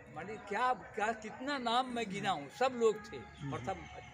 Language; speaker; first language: Hindi; native; Hindi